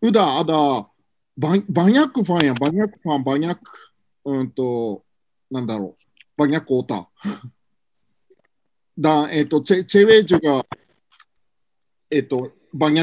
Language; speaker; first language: Indonesian; non-native, learner; Japanese